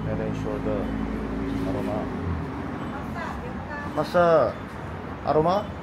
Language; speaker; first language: English; non-native, learner; Korean